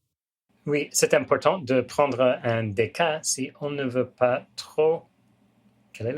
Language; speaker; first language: French; non-native, fluent; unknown